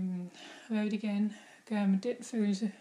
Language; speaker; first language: Danish; native; Danish